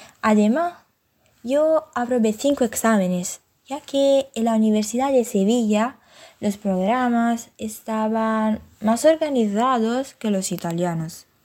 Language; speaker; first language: Spanish; non-native, fluent; Italian